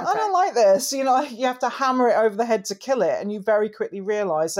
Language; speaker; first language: English; native; English